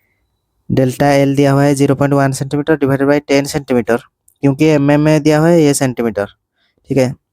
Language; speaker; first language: Hindi; native; Hindi